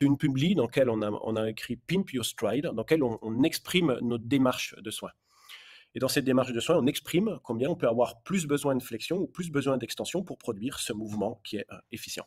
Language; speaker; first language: French; native; French